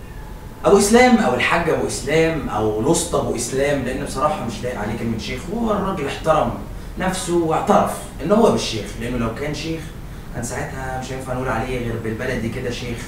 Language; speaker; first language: Arabic; native; Arabic